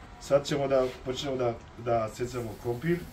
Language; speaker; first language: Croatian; non-native, learner; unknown